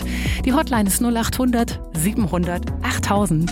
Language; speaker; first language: German; native; German